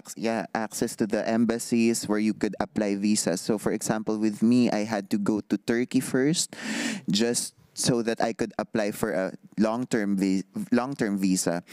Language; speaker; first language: English; non-native, local second language; Filipino